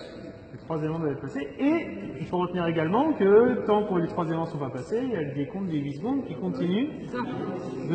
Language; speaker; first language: French; native; French